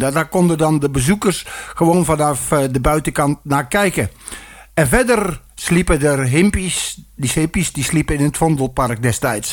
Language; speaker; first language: Dutch; native; Dutch